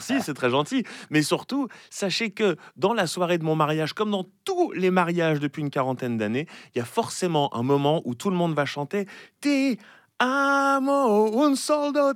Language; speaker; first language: French; native; French